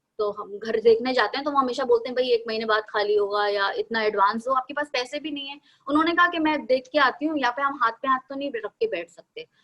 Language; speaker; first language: Hindi; native; Hindi